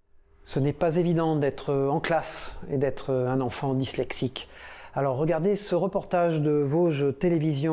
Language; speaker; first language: French; native; French